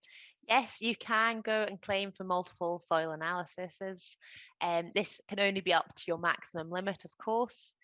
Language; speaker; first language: English; native; English